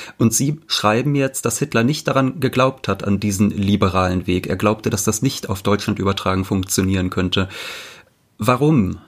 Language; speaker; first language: German; native; German